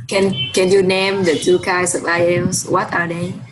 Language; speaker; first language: English; non-native, fluent; Vietnamese